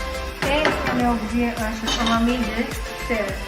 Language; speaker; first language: French; non-native, learner; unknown